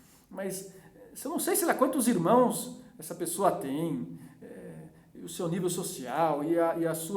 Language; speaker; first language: Portuguese; native; Portuguese